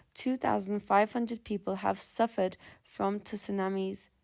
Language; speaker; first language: English; non-native, fluent; Turkish